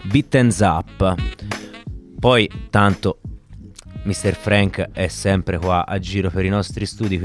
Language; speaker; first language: Italian; native; Italian